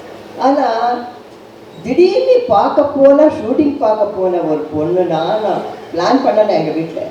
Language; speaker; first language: Tamil; non-native, local second language; Telugu